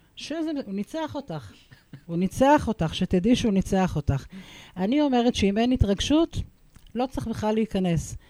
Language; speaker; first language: Hebrew; native; Hebrew